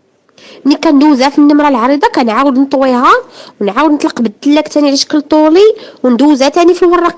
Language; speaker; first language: Arabic; native; Arabic